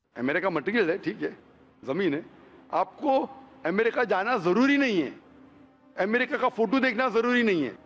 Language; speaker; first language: Hindi; non-native, local second language; Konkani